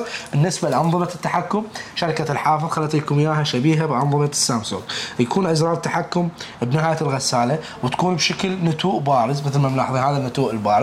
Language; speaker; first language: Arabic; native; Arabic